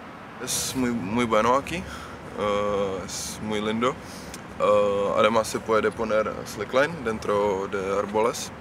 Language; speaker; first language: Spanish; non-native, learner; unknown